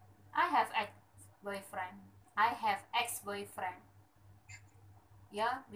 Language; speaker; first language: English; non-native, learner; Indonesian